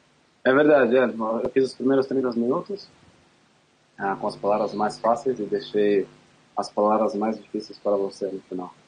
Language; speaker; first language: Portuguese; non-native, fluent; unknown